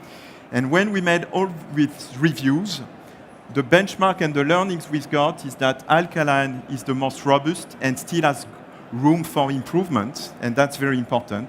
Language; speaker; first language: English; non-native, fluent; French